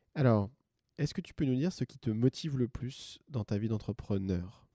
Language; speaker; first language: French; native; French